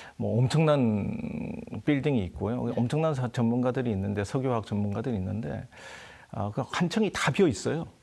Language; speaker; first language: Korean; native; Korean